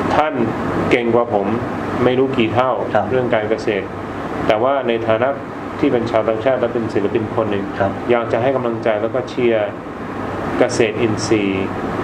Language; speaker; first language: Thai; early bilingual, other home language; Swedish